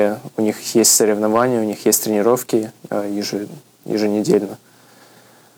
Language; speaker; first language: Russian; early bilingual, heritage; Russian